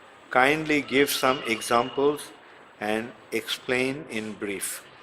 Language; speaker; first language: English; non-native, local second language; Bangla